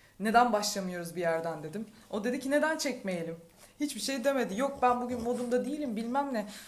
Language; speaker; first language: Turkish; native; Turkish